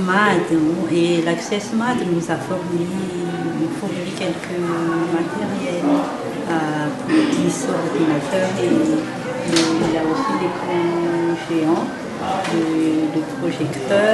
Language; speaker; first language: French; non-native, local second language; Malagasy